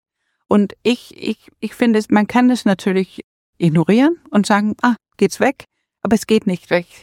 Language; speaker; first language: German; non-native, learner; Danish